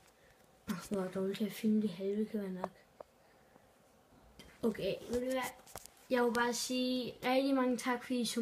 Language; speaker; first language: Danish; native; Danish